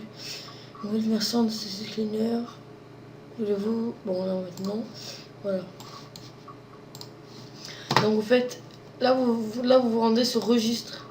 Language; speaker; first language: French; native; French